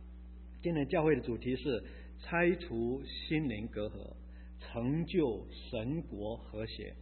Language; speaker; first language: Chinese; native; Chinese